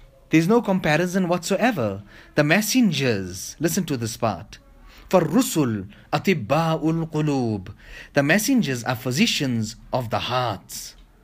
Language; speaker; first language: English; native; English